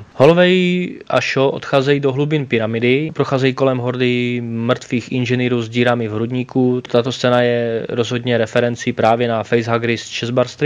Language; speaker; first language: Czech; native; Czech